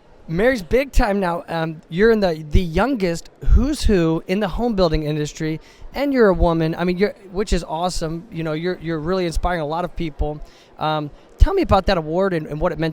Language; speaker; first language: English; native; English